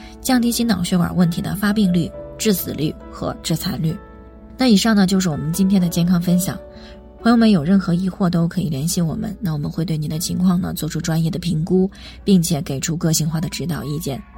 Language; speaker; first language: Chinese; native; Chinese